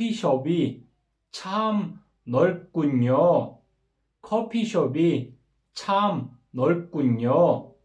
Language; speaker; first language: Korean; non-native, fluent; Kyrgyz